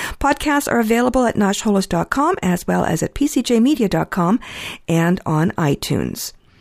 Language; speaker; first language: English; early bilingual, other home language; Ukrainian